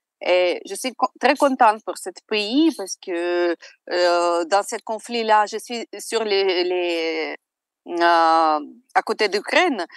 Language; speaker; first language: French; non-native, fluent; Russian